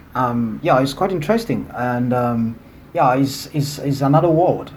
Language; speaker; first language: English; non-native, fluent; Lingala